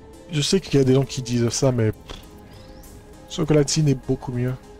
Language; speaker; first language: French; native; French